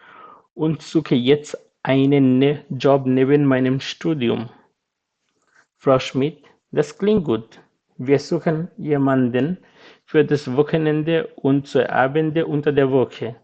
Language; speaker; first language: German; non-native, fluent; Bangla